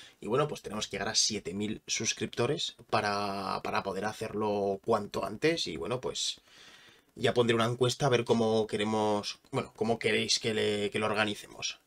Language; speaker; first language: Spanish; native; Spanish